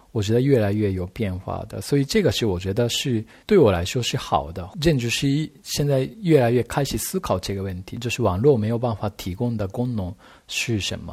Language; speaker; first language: Chinese; non-native, fluent; Japanese